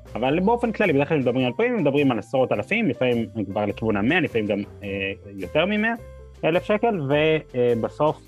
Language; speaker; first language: Hebrew; native; Hebrew